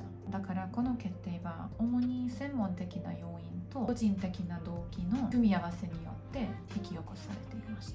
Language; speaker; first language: Japanese; non-native, fluent; Hungarian